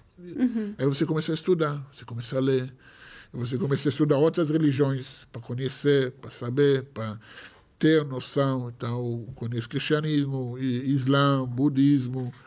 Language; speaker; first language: Portuguese; non-native, fluent; Hebrew